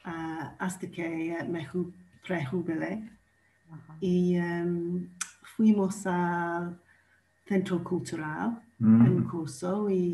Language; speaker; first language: Spanish; non-native, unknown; English